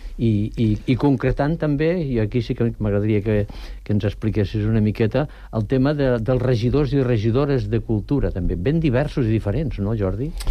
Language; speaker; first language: Catalan; native; Catalan